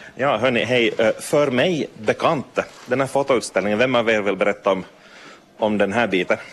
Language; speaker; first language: Swedish; native; Swedish